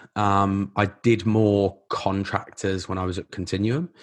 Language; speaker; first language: English; native; English